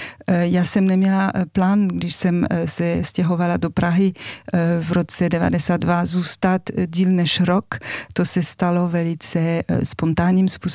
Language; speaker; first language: Czech; non-native, fluent; French